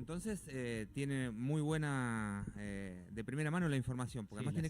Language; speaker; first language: Spanish; native; Spanish